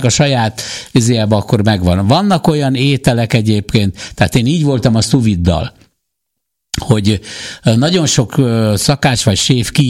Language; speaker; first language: Hungarian; native; Hungarian